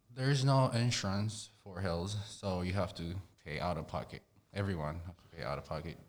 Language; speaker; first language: English; non-native, fluent; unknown